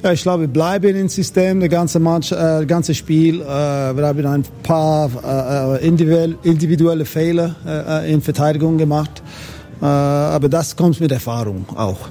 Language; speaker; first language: German; non-native, fluent; English